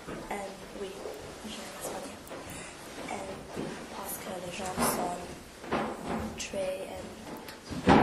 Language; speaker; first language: French; non-native, learner; English